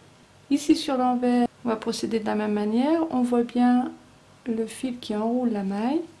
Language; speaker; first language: French; native; French